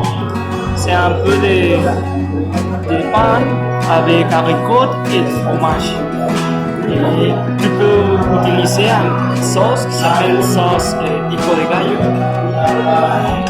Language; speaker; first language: French; non-native, learner; Spanish